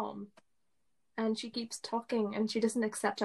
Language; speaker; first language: English; early bilingual, other home language; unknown